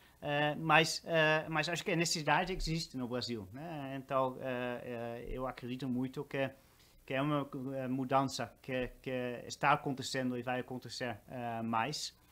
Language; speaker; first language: Portuguese; non-native, fluent; Dutch